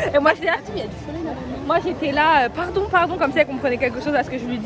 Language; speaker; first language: French; native; French